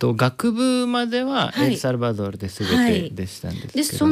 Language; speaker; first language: Japanese; non-native, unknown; Spanish